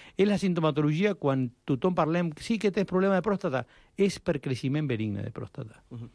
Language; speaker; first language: Catalan; non-native, fluent; Spanish